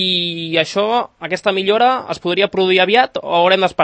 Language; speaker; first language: Catalan; native; Catalan